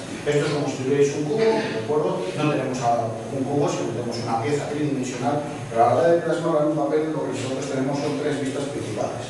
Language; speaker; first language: Spanish; native; Spanish